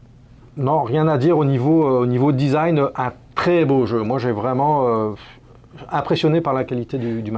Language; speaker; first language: French; native; French